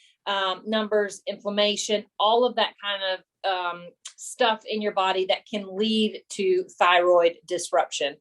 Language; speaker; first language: English; native; English